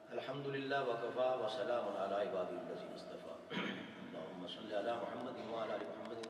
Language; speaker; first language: Urdu; non-native, local second language; Punjabi